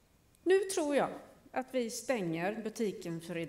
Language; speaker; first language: Swedish; native; Swedish